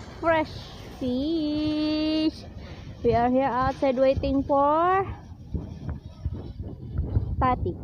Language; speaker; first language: English; non-native, local second language; Cebuano